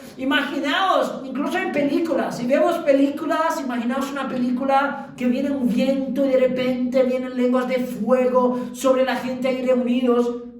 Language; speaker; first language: Spanish; early bilingual, other home language; Romanian